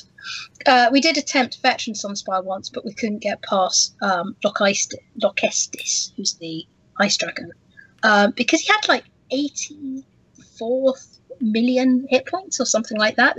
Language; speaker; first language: English; native; English